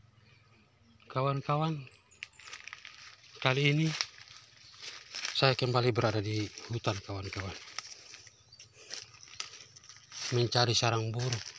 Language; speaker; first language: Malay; non-native, local second language; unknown